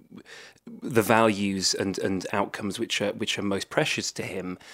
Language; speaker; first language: English; native; English